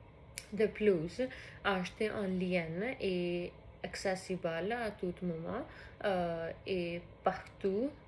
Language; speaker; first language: French; non-native, learner; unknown